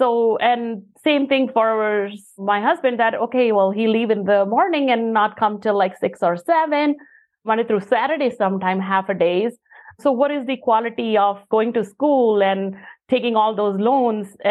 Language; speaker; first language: English; non-native, local second language; Punjabi